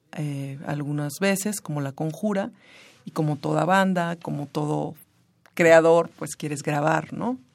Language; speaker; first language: Spanish; native; Spanish